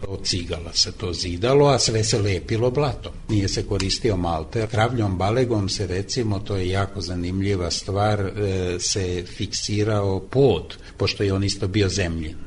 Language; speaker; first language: Serbian; non-native, local second language; Hungarian